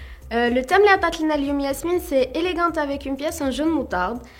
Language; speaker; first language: French; non-native, local second language; Arabic